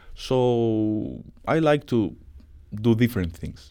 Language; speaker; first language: English; non-native, fluent; Spanish